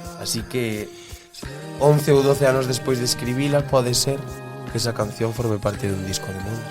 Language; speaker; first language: Galician; native; Galician